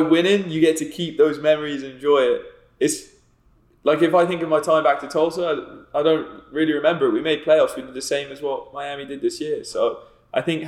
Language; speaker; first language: English; native; English